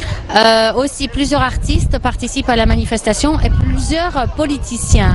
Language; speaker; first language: French; non-native, fluent; Arabic